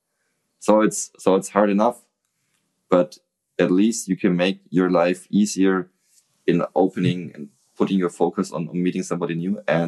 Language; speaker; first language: English; non-native, fluent; German